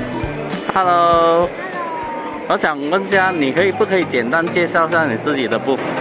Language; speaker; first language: Chinese; non-native, local second language; Cantonese